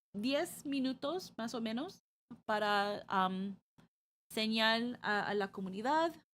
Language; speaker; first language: Spanish; early bilingual, heritage; Spanish